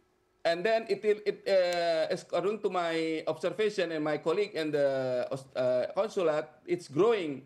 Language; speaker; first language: English; non-native, fluent; Indonesian